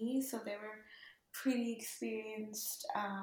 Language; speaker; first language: English; non-native, local second language; Urdu